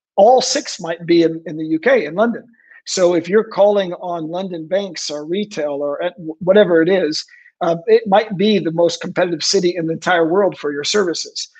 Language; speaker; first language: English; native; English